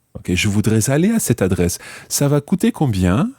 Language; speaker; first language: French; non-native, fluent; English